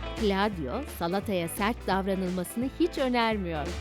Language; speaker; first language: Turkish; native; Turkish